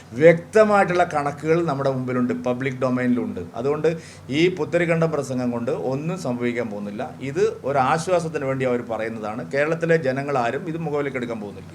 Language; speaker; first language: Malayalam; native; Malayalam